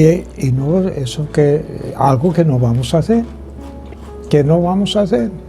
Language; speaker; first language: Spanish; non-native, fluent; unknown